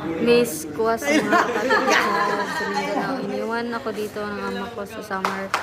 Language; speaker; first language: Filipino; non-native, local second language; Cebuano